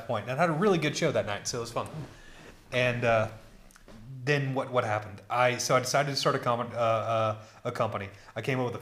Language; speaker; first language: English; native; English